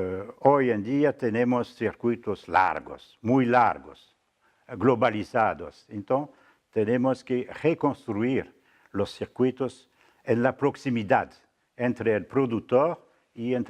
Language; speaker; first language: Spanish; non-native, fluent; French